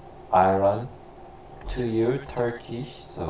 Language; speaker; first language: English; non-native, learner; Korean